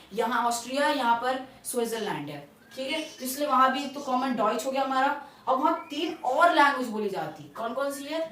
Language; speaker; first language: Hindi; native; Hindi